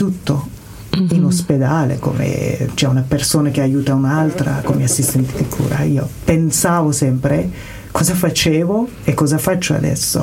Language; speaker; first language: Italian; non-native, learner; Persian